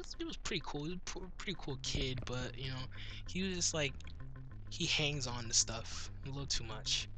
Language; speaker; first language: English; native; English